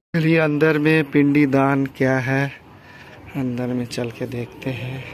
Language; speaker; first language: Hindi; non-native, local second language; Bangla